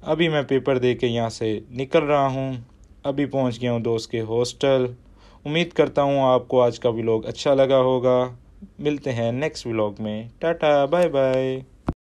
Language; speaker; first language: Urdu; native; Urdu